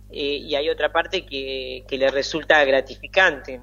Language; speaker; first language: Spanish; native; Spanish